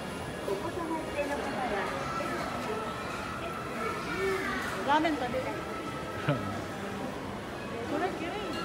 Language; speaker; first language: Japanese; non-native, learner; Filipino